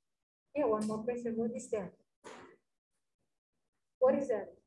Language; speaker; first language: English; non-native, learner; Indonesian